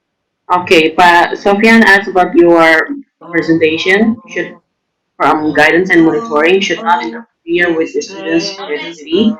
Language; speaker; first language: English; non-native, fluent; Indonesian